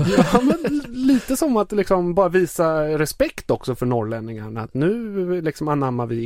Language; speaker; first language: Swedish; native; Swedish